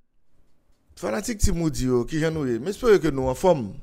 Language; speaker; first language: French; non-native, local second language; Haitian Creole